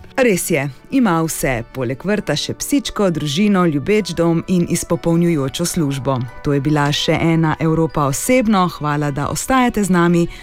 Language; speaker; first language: Slovenian; native; Slovenian